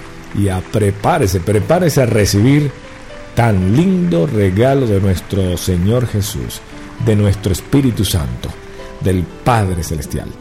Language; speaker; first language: Spanish; native; Spanish